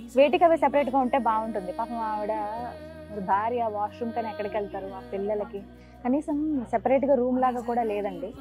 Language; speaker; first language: Telugu; native; Telugu